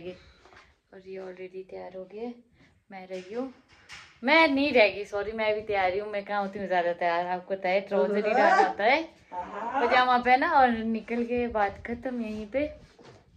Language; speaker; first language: Hindi; native; Hindi